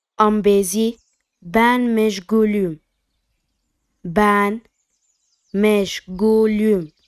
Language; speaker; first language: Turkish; non-native, fluent; Arabic